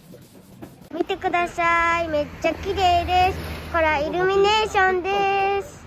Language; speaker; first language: Japanese; early bilingual, other home language; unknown